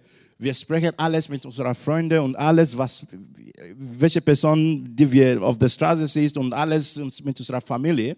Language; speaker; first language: German; non-native, learner; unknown